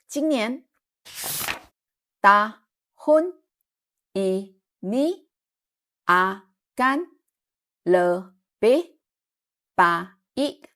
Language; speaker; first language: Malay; non-native, local second language; Chinese